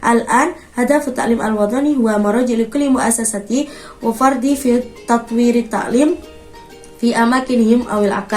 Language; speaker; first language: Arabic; non-native, learner; Indonesian